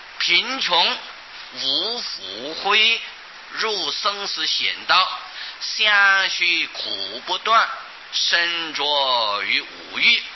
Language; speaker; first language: Chinese; non-native, local second language; Hakka Chinese